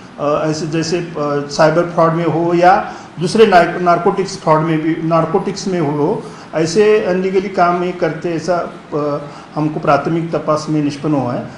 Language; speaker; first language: Hindi; non-native, local second language; Marathi